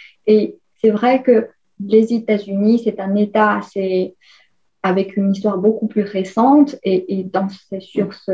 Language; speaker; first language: French; non-native, fluent; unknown